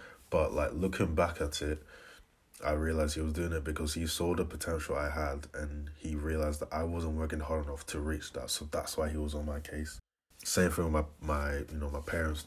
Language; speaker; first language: English; native; English